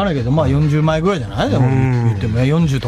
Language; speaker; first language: Japanese; native; Japanese